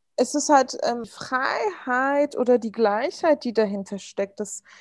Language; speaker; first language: German; early bilingual, other home language; Turkish